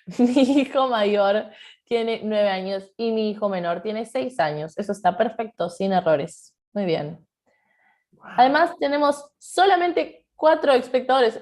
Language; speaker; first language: Spanish; non-native, fluent; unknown